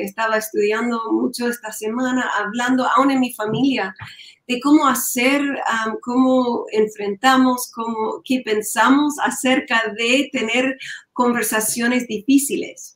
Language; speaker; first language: Spanish; non-native, learner; English